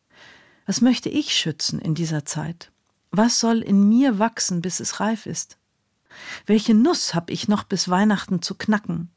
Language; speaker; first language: German; native; German